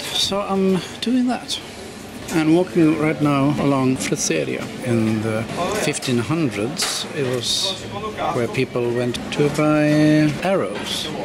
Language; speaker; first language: English; non-native, fluent; Swedish